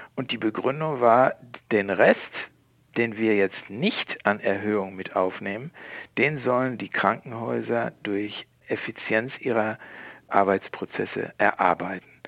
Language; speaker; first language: German; native; German